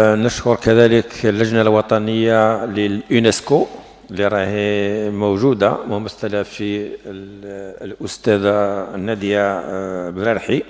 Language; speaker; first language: Arabic; non-native, local second language; Kabyle